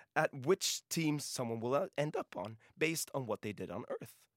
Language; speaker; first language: English; non-native, local second language; Norwegian